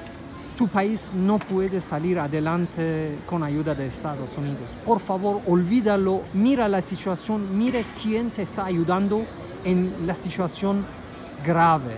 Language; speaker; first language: Spanish; non-native, fluent; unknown